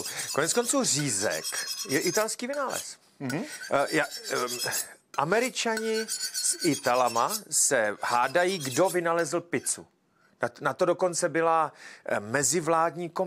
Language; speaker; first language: Czech; native; Czech